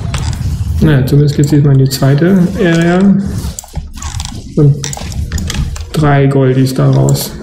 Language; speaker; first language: German; native; German